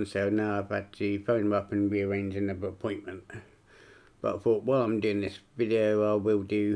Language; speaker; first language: English; native; English